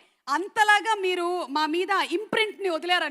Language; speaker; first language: Telugu; native; Telugu